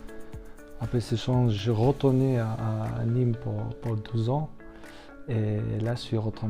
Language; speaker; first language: French; non-native, fluent; Slovenian